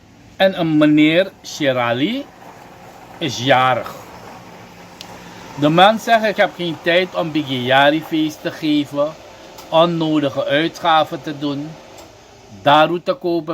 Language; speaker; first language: Dutch; non-native, local second language; Caribbean Hindustani